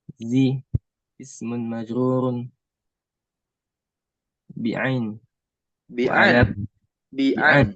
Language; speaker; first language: Arabic; non-native, learner; Indonesian